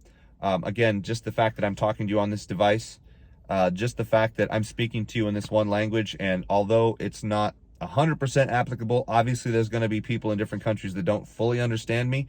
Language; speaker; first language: English; native; English